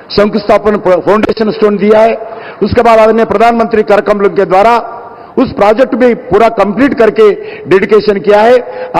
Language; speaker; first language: Hindi; non-native, local second language; Telugu